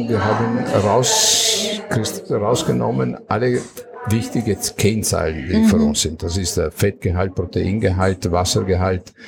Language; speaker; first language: German; non-native, fluent; Italian